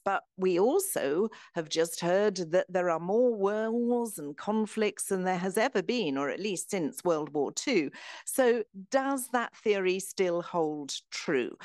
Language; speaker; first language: English; native; English